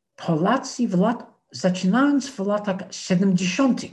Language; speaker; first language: Polish; non-native, fluent; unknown